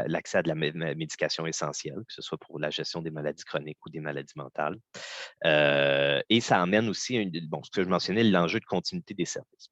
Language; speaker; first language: French; native; French